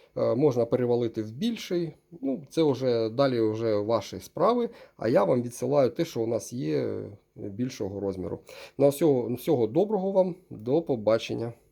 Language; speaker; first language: Ukrainian; non-native, local second language; Russian